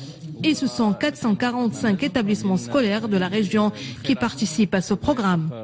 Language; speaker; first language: French; non-native, local second language; Arabic